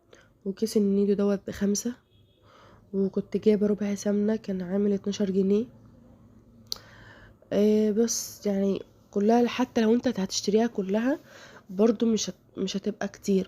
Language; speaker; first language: Arabic; native; Arabic